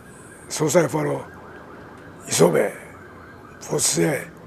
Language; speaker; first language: Portuguese; non-native, learner; Japanese